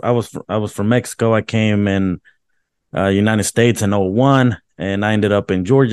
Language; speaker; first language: English; early bilingual, other home language; Spanish